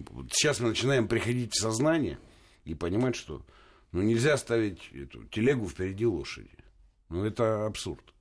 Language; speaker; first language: Russian; native; Russian